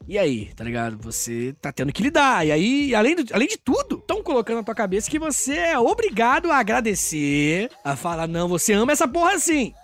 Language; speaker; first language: Portuguese; native; Portuguese